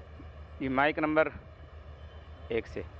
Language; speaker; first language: Hindi; native; Hindi